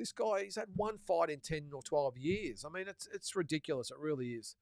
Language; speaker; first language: English; native; English